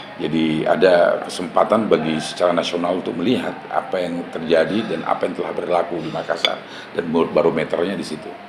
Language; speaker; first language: Indonesian; native; Indonesian